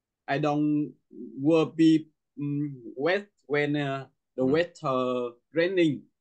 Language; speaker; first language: English; non-native, learner; Vietnamese